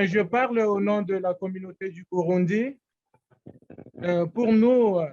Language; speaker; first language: French; non-native, local second language; Rundi